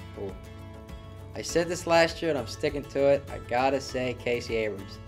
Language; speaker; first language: English; native; English